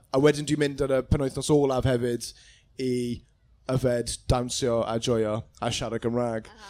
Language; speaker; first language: Welsh; non-native, local second language; English